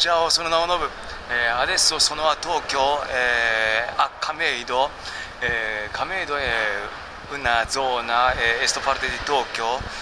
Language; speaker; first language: Italian; non-native, learner; Japanese